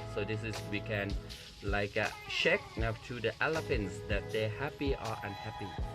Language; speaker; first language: English; non-native, learner; Thai